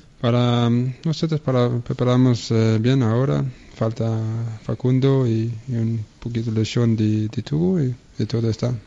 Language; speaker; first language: Spanish; non-native, learner; Danish